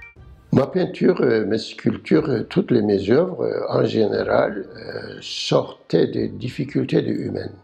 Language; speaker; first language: French; non-native, learner; Turkish